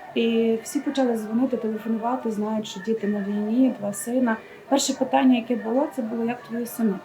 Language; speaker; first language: Ukrainian; native; Ukrainian